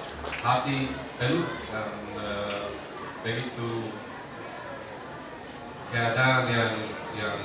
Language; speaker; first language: Indonesian; non-native, fluent; Slovak